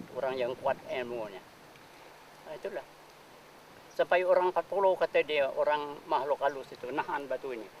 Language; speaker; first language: Malay; native; Malay